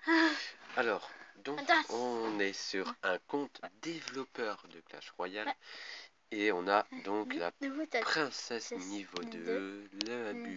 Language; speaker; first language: French; native; French